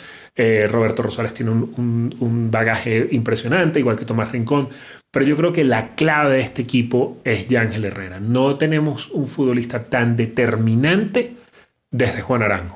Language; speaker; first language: Spanish; native; Spanish